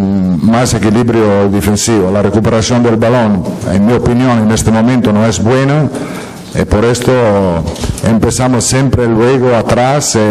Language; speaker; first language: Spanish; non-native, fluent; Italian